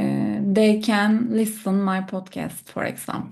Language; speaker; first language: English; non-native, learner; Turkish